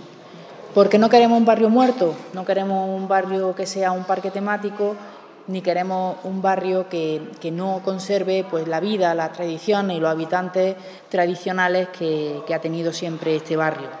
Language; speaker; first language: Spanish; native; Spanish